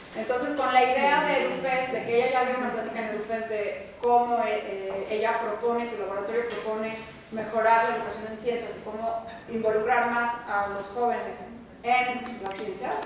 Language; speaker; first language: Spanish; native; Spanish